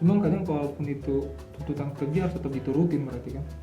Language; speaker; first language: Indonesian; native; Indonesian